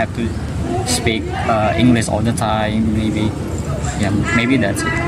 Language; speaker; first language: English; non-native, learner; Indonesian